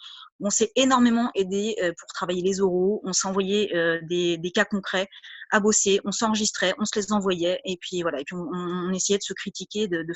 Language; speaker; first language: French; native; French